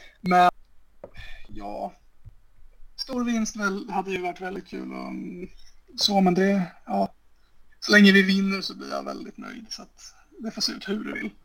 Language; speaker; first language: Swedish; native; Swedish